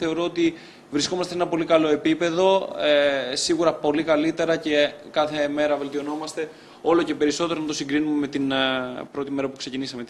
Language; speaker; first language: Greek; native; Greek